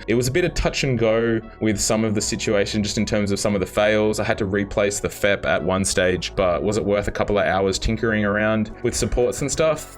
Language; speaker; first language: English; native; English